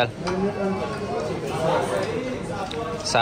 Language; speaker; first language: Spanish; non-native, learner; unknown